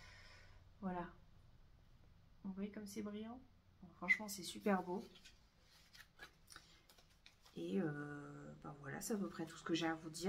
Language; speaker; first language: French; native; French